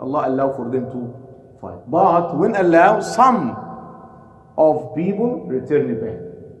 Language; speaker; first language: English; non-native, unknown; Arabic